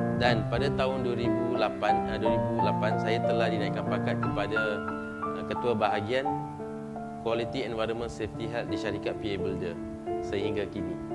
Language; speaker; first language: Malay; non-native, local second language; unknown